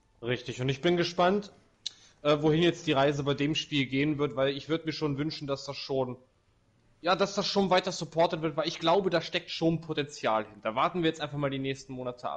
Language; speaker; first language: German; native; German